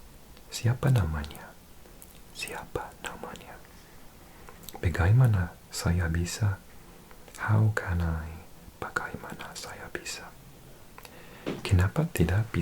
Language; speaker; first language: Indonesian; non-native, learner; Welsh